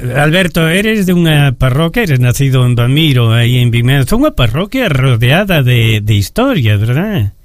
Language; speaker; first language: Galician; early bilingual, heritage; Galician